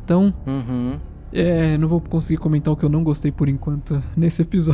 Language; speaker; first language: Portuguese; native; Portuguese